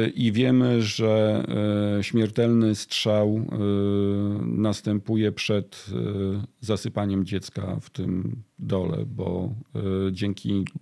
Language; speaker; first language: Polish; native; Polish